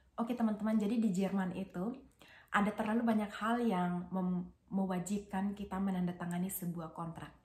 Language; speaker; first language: Indonesian; native; Indonesian